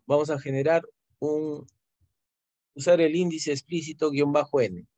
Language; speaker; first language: Spanish; native; Spanish